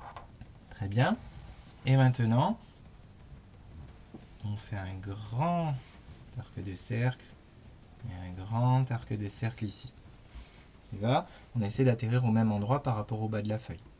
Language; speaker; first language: French; native; French